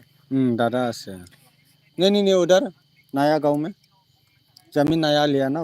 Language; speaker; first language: Hindi; non-native, local second language; Bodo